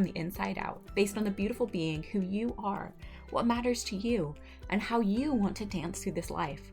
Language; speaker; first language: English; native; English